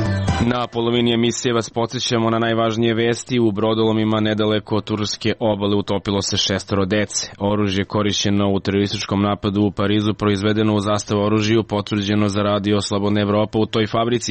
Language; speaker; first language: Serbian; native; Serbian